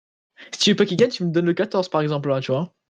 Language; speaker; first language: French; native; French